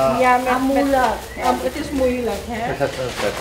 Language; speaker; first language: Dutch; non-native, local second language; Caribbean Hindustani